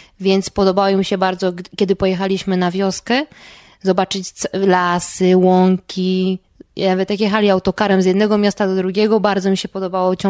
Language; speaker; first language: Polish; native; Polish